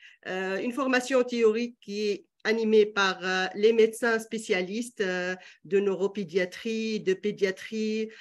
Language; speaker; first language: French; non-native, local second language; Arabic